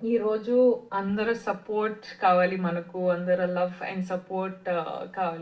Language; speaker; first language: Telugu; non-native, fluent; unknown